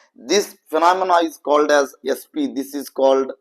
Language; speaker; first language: English; non-native, local second language; Telugu